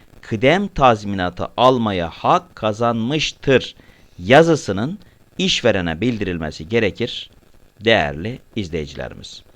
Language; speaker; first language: Turkish; native; Turkish